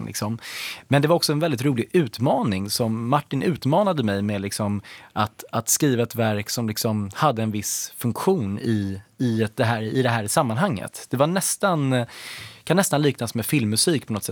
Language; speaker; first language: Swedish; native; Swedish